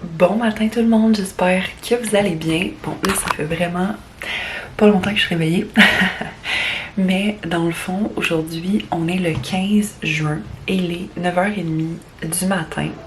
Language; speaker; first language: French; native; French